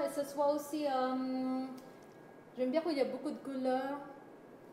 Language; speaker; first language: French; non-native, learner; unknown